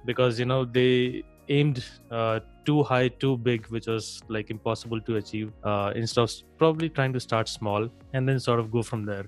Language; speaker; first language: English; non-native, local second language; Hindi